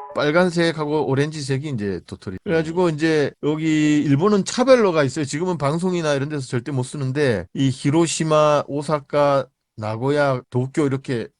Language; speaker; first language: Korean; native; Korean